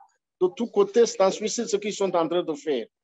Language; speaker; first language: French; non-native, local second language; Rundi